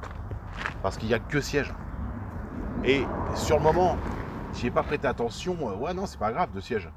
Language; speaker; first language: French; native; French